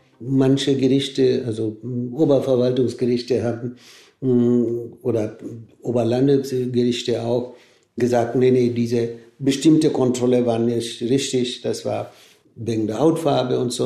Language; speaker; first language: German; non-native, fluent; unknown